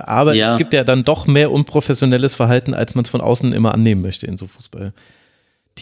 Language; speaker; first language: German; native; German